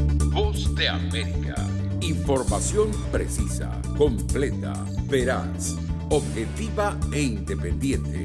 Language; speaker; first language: Spanish; native; Spanish